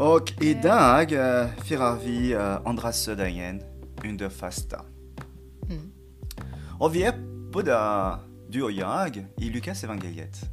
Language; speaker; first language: Swedish; non-native, fluent; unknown